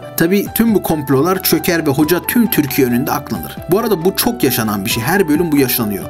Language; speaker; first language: Turkish; native; Turkish